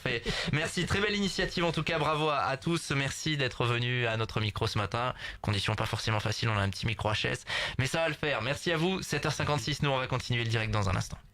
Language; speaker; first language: French; native; French